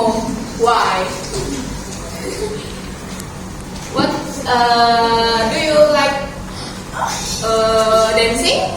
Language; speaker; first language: English; non-native, learner; Indonesian